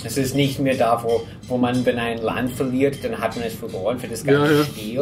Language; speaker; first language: German; non-native, fluent; English